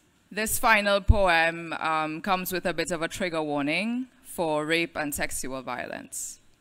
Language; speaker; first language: English; native; English